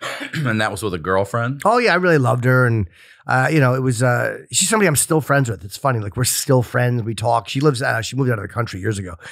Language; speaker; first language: English; native; English